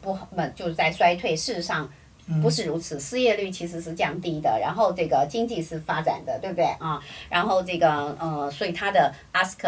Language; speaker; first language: Chinese; native; Chinese